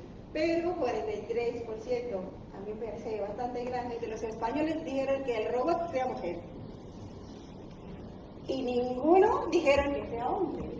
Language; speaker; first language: Spanish; non-native, learner; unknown